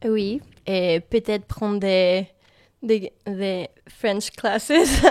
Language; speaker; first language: French; non-native, learner; Spanish